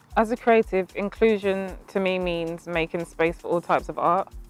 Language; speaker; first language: English; native; English